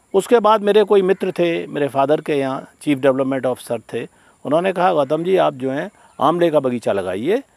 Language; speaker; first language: Hindi; native; Hindi